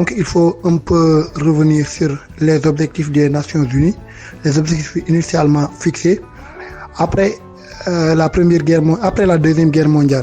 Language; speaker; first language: French; non-native, local second language; Wolof